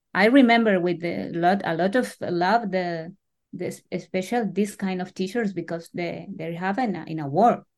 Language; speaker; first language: English; non-native, learner; Spanish